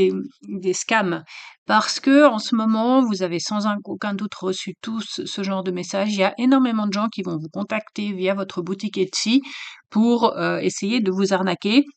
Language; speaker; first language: French; native; French